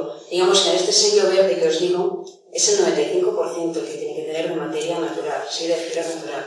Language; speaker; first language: Spanish; native; Spanish